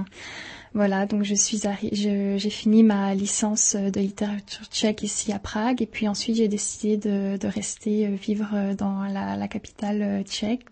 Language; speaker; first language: French; native; French